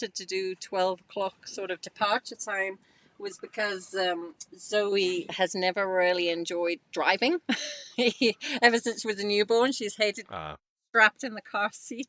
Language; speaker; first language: English; native; English